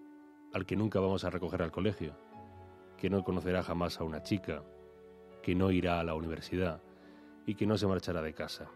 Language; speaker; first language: Spanish; native; Spanish